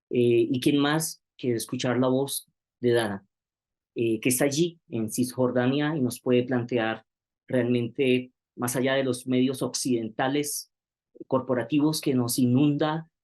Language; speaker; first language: Spanish; native; Spanish